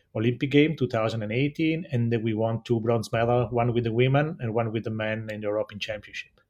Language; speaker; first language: English; non-native, learner; Italian